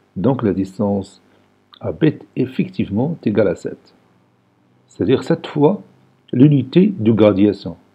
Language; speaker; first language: French; non-native, local second language; Arabic